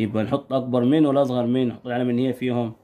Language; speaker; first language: Arabic; native; Arabic